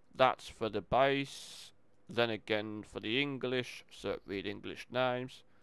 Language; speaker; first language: English; native; English